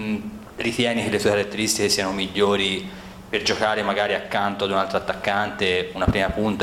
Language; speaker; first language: Italian; native; Italian